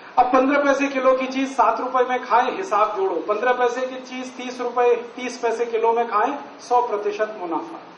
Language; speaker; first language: Hindi; native; Hindi